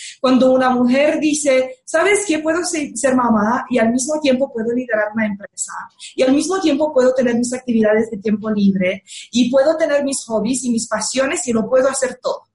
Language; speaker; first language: Spanish; non-native, fluent; Romanian